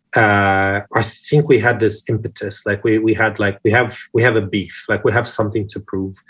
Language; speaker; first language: English; non-native, fluent; Portuguese